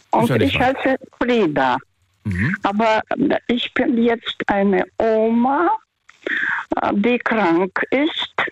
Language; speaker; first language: German; non-native, learner; Russian